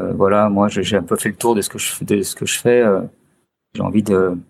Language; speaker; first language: French; native; French